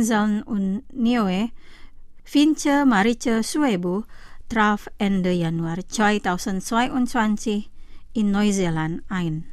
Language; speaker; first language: German; non-native, fluent; Indonesian